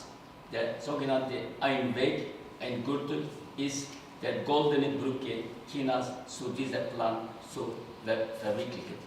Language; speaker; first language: German; non-native, fluent; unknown